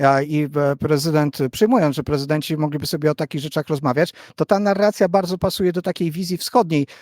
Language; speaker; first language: Polish; native; Polish